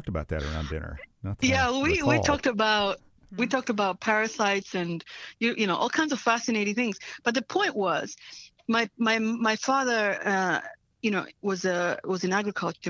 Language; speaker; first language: English; non-native, local second language; Swahili